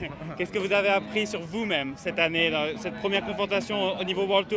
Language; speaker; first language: French; native; French